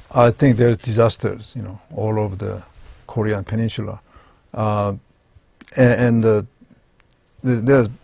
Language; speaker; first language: English; non-native, learner; Korean